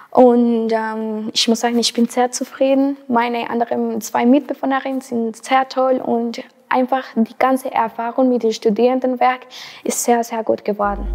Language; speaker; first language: German; non-native, fluent; Spanish